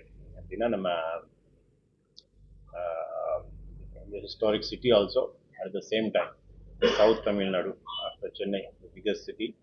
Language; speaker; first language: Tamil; non-native, fluent; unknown